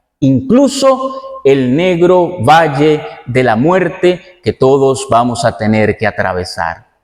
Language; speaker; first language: Spanish; native; Spanish